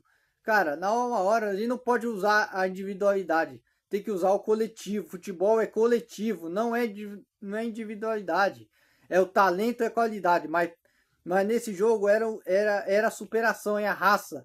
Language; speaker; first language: Portuguese; native; Portuguese